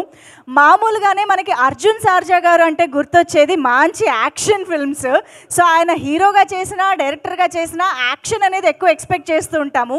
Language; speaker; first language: Telugu; native; Telugu